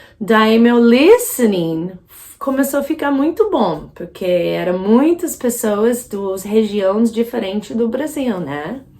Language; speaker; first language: Portuguese; non-native, fluent; English